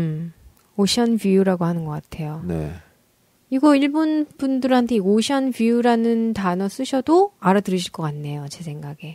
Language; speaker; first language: Korean; native; Korean